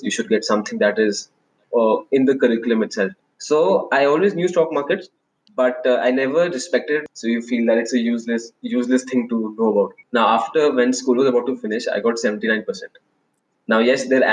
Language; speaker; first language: English; non-native, local second language; Hindi